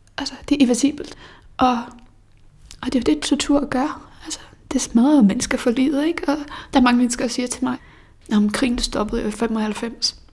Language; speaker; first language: Danish; early bilingual, other home language; Bosnian